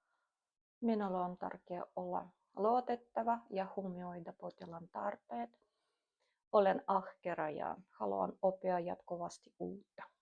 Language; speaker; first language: Finnish; non-native, learner; Russian